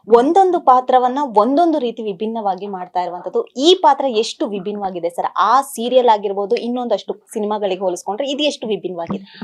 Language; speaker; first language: Kannada; native; Kannada